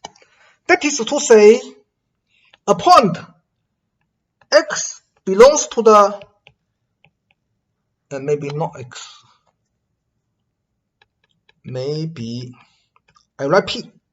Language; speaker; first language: English; non-native, fluent; Chinese